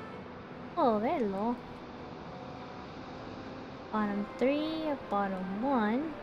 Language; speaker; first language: Spanish; early bilingual, heritage; Spanish